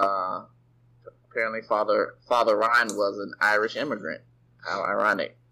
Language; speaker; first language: English; native; English